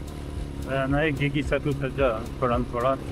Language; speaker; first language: Indonesian; non-native, fluent; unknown